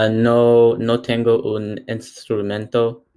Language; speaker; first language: Spanish; non-native, learner; English